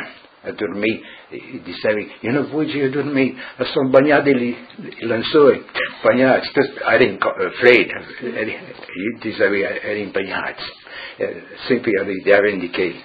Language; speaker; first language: Italian; early bilingual, heritage; Friulian